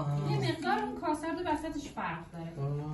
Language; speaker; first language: Persian; native; Persian